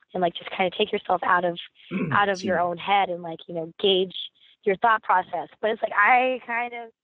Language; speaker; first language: English; native; English